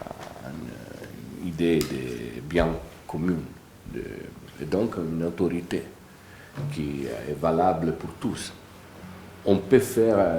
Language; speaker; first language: French; non-native, fluent; Italian